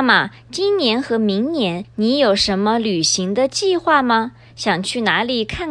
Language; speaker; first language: Chinese; early bilingual, heritage; Chinese